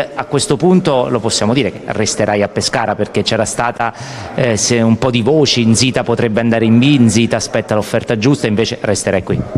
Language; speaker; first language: Italian; native; Italian